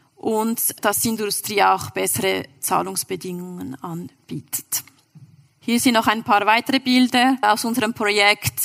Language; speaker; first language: German; non-native, local second language; French